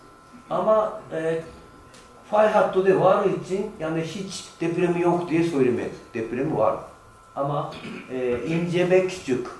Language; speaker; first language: Turkish; non-native, fluent; Japanese